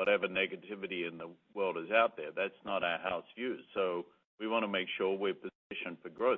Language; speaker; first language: English; native; English